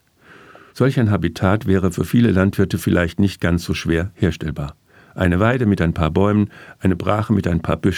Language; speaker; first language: German; native; German